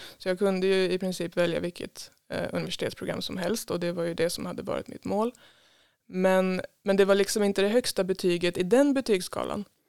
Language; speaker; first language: Swedish; native; Swedish